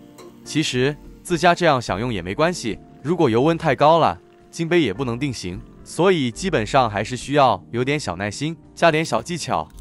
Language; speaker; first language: Chinese; native; Chinese